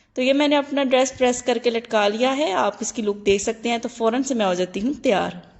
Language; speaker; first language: Urdu; native; Urdu